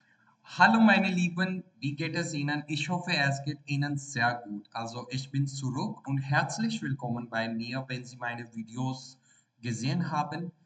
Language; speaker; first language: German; non-native, learner; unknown